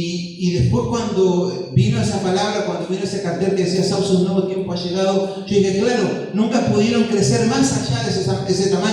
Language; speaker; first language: Spanish; native; Spanish